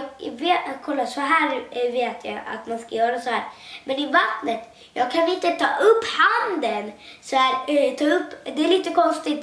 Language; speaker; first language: Swedish; non-native, local second language; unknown